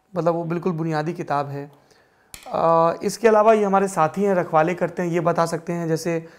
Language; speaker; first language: Hindi; native; Hindi